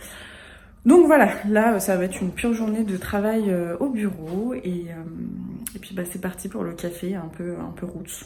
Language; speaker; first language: French; native; French